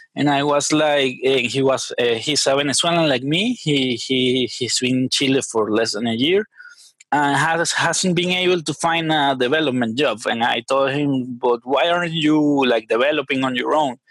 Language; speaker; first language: English; non-native, fluent; Spanish